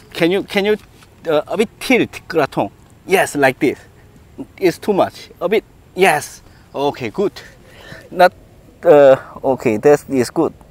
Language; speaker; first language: English; non-native, learner; Korean